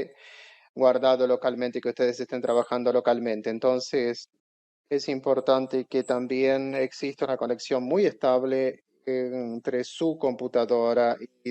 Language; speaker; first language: Spanish; non-native, fluent; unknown